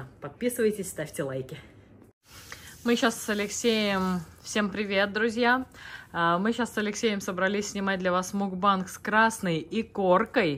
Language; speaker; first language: Russian; native; Russian